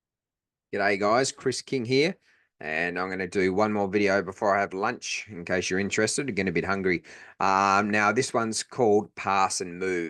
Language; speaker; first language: English; native; English